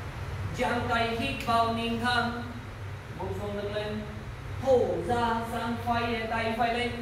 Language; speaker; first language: Vietnamese; non-native, learner; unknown